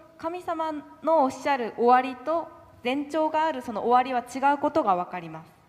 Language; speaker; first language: Japanese; non-native, fluent; Korean